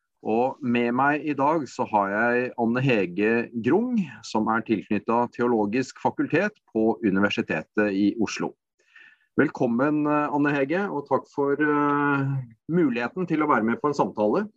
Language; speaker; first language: Norwegian; native; Norwegian